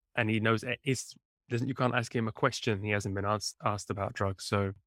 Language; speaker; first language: English; native; English